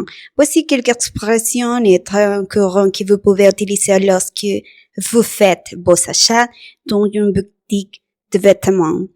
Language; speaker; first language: French; non-native, learner; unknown